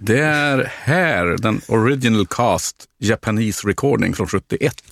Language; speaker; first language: Swedish; native; Swedish